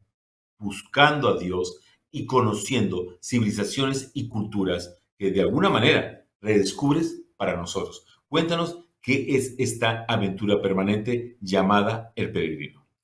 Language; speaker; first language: Spanish; native; Spanish